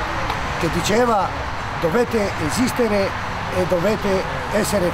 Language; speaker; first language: Italian; non-native, learner; Romany